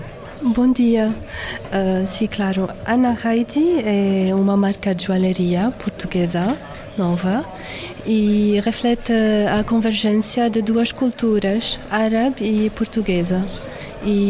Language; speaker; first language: Portuguese; non-native, fluent; Arabic